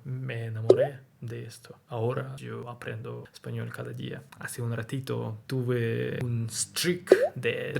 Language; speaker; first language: Spanish; non-native, learner; Russian